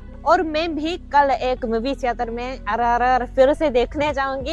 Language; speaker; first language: Hindi; non-native, fluent; Japanese